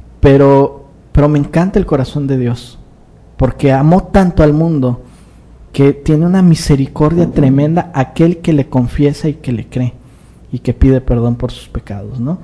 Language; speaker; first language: Spanish; native; Spanish